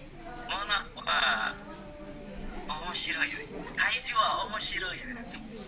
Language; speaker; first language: Japanese; non-native, learner; Indonesian